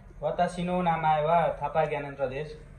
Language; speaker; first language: Japanese; non-native, learner; Nepali